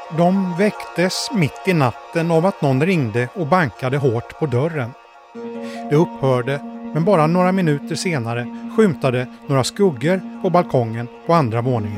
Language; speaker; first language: Swedish; native; Swedish